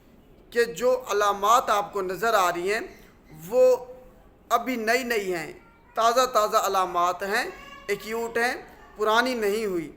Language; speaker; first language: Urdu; non-native, local second language; Punjabi